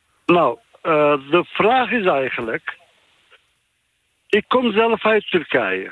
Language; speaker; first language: Dutch; non-native, fluent; Turkish